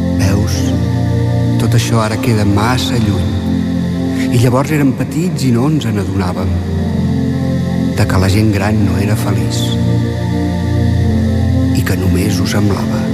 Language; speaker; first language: Catalan; native; Catalan